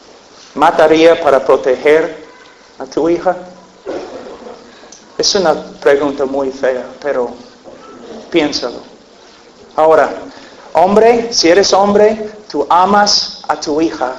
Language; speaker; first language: Spanish; non-native, fluent; English